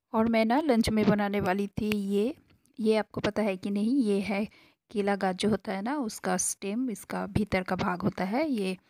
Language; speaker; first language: Hindi; non-native, local second language; Bangla